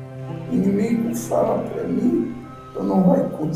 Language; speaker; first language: Portuguese; non-native, local second language; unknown